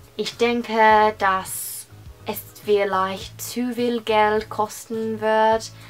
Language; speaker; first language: German; non-native, learner; English